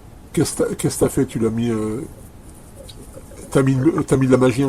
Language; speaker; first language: French; native; French